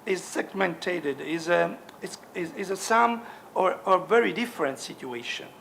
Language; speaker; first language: English; non-native, learner; Italian